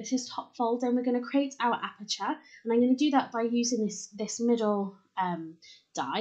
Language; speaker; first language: English; native; English